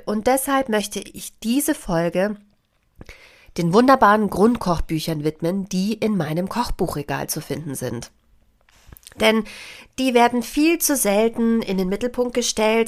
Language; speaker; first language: German; native; German